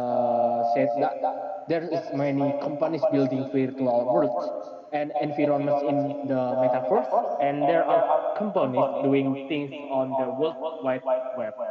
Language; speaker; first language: English; non-native, learner; Indonesian